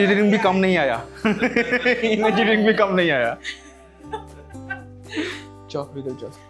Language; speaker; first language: Hindi; non-native, local second language; Bangla